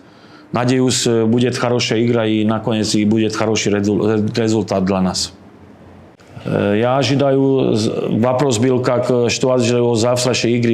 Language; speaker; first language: Russian; non-native, learner; Slovak